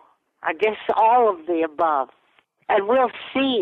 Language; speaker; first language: English; non-native, fluent; Latvian